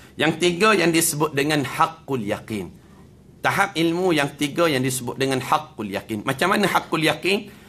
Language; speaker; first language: Malay; native; Malay